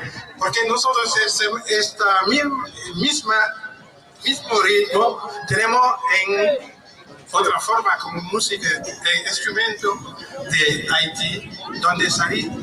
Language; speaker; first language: Spanish; non-native, learner; Haitian Creole